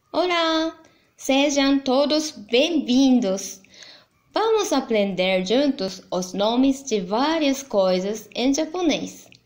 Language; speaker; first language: Portuguese; non-native, learner; Japanese